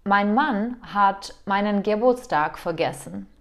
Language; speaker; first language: German; non-native, fluent; Czech